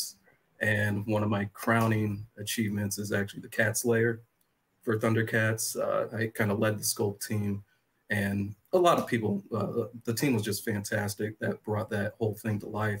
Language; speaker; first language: English; native; English